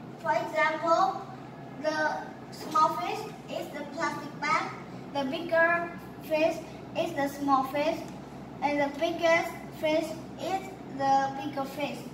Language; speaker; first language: English; non-native, learner; Vietnamese